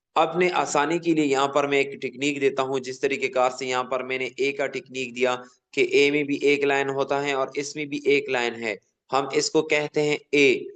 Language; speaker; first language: Urdu; non-native, local second language; Pashto